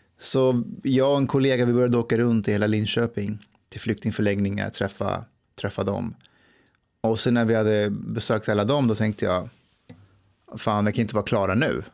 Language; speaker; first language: Swedish; early bilingual, other home language; Persian